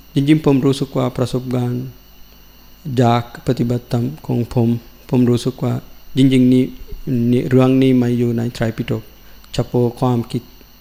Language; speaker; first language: Thai; non-native, learner; Sinhala